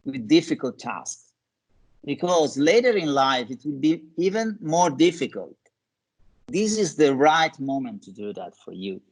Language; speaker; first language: English; non-native, fluent; Italian